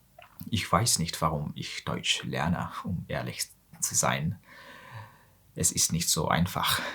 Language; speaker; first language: German; non-native, learner; Mongolian